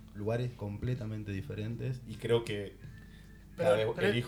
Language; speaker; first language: Spanish; native; Spanish